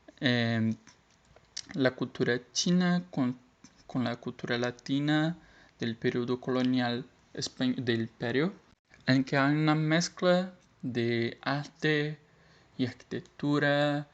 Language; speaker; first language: Spanish; non-native, learner; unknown